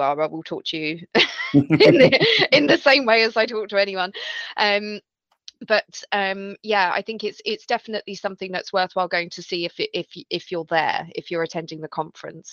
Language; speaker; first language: English; native; English